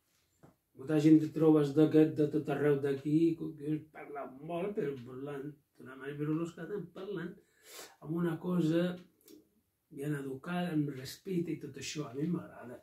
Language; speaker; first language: Catalan; non-native, local second language; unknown